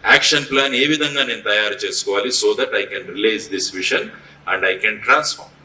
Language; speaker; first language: English; non-native, local second language; Telugu